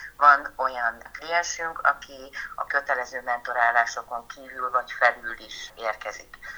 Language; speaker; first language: Hungarian; native; Hungarian